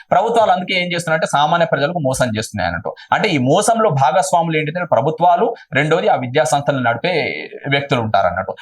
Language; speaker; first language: Telugu; non-native, local second language; Urdu